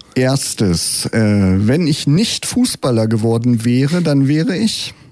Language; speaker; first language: German; native; German